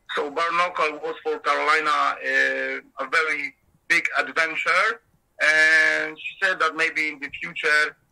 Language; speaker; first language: English; non-native, learner; Polish